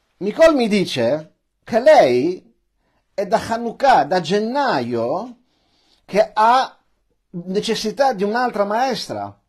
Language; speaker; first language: Italian; early bilingual, other home language; Persian